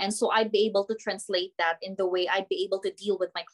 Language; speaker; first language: English; non-native, local second language; Filipino